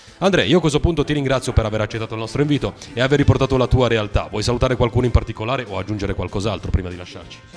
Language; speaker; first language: Italian; native; Italian